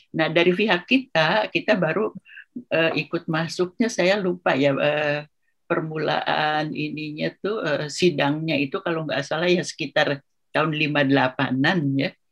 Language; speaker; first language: Indonesian; non-native, local second language; Sundanese